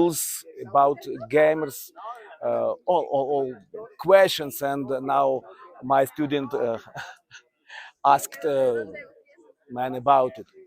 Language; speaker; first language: English; non-native, learner; Russian